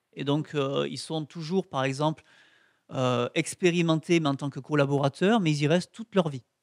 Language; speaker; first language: French; native; French